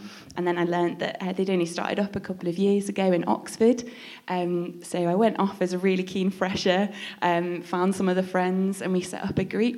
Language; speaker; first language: English; native; English